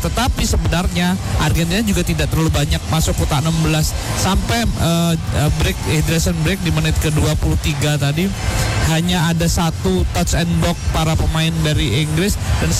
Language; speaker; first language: Indonesian; native; Indonesian